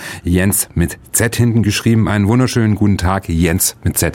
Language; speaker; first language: German; native; German